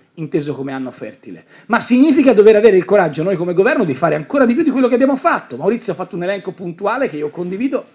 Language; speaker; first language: Italian; native; Italian